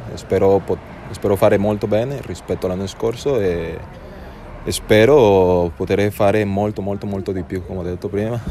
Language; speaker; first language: Italian; non-native, learner; Spanish